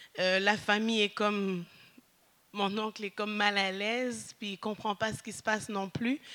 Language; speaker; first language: French; early bilingual, other home language; Haitian Creole